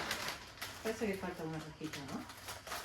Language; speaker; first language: Spanish; native; Spanish